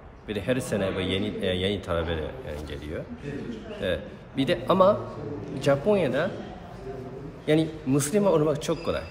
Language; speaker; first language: Turkish; non-native, fluent; Japanese